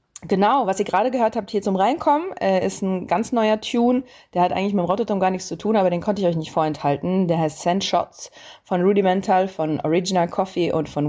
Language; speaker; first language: German; native; German